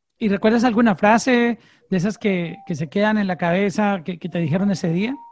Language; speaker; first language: Spanish; native; Spanish